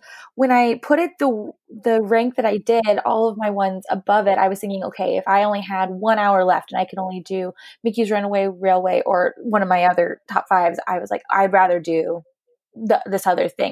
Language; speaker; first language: English; native; English